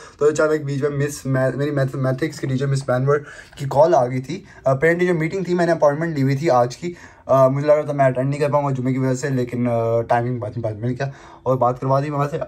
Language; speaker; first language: Urdu; native; Urdu